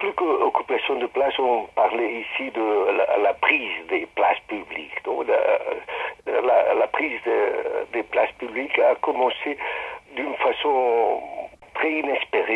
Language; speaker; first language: French; non-native, fluent; Spanish